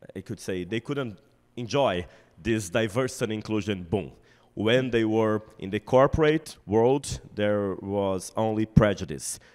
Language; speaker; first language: English; non-native, fluent; Portuguese